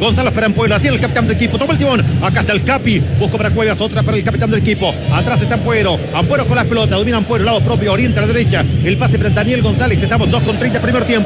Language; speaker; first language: Spanish; native; Spanish